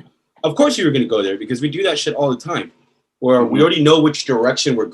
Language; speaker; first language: English; native; English